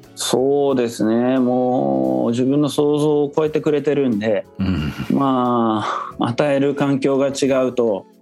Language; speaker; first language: Japanese; native; Japanese